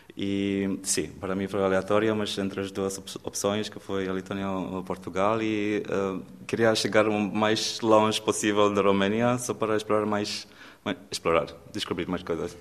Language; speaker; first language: Portuguese; non-native, fluent; Romanian